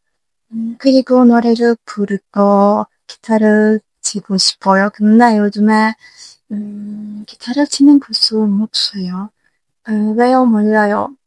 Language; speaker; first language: Korean; non-native, learner; Turkish